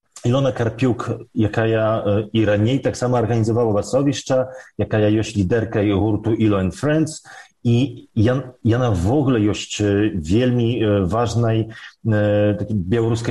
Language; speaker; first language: Polish; non-native, local second language; Belarusian